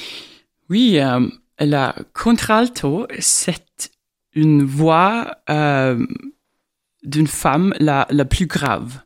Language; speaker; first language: French; non-native, fluent; Estonian